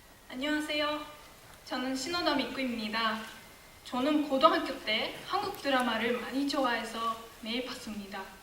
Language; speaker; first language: Korean; non-native, fluent; Japanese